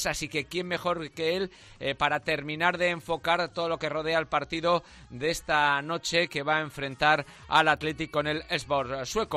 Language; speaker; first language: Spanish; native; Spanish